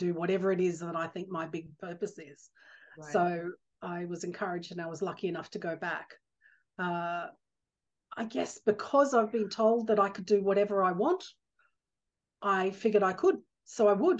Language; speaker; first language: English; native; English